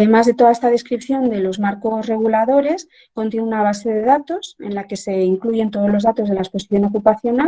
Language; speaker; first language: Spanish; native; Spanish